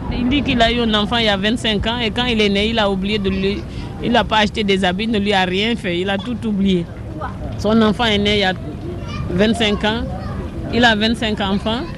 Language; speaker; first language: French; non-native, local second language; Wolof